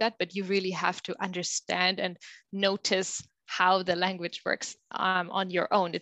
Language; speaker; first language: English; non-native, fluent; German